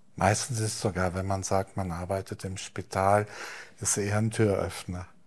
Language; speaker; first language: German; native; German